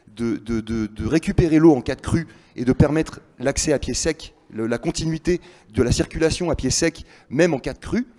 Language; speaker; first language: French; native; French